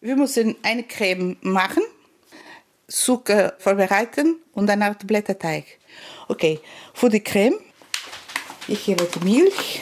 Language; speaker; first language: German; non-native, learner; Portuguese